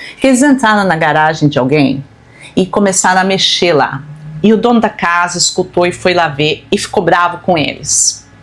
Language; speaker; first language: Portuguese; native; Portuguese